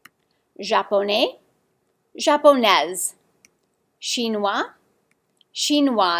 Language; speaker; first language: French; non-native, fluent; English